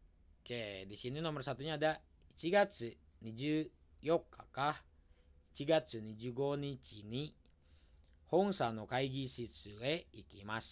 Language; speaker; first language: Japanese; non-native, fluent; Indonesian